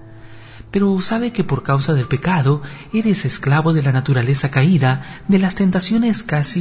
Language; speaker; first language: Spanish; native; Spanish